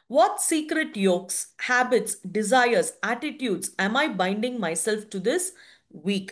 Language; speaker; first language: English; non-native, local second language; Tamil